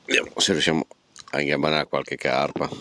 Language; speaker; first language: Italian; native; Italian